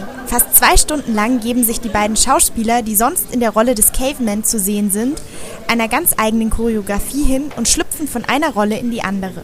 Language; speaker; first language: German; native; German